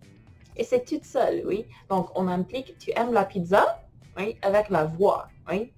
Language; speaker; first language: French; non-native, fluent; English